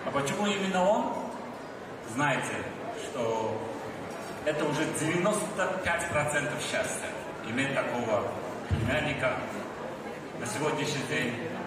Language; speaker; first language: Russian; non-native, local second language; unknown